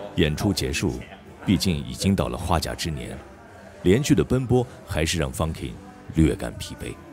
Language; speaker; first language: Chinese; native; Chinese